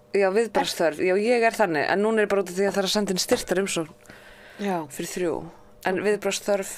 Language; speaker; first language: Icelandic; native; Icelandic